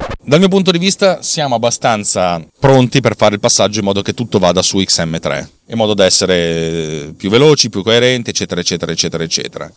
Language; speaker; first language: Italian; native; Italian